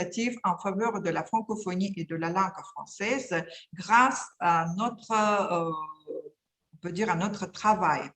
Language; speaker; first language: French; non-native, fluent; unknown